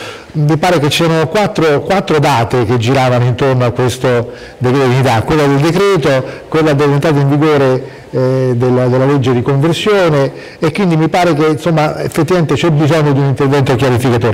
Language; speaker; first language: Italian; native; Italian